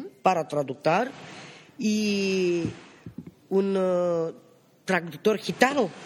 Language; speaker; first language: Spanish; non-native, learner; Romany